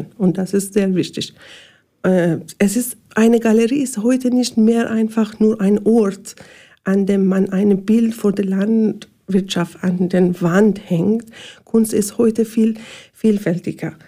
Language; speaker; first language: German; non-native, learner; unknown